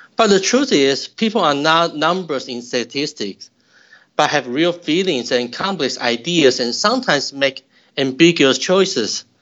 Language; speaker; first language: English; non-native, fluent; Chinese